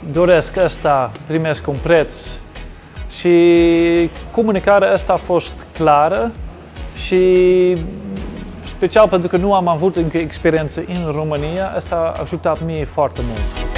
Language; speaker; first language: Romanian; non-native, fluent; Dutch